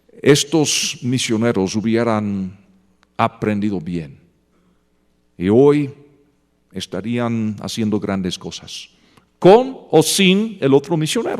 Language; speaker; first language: Spanish; non-native, fluent; English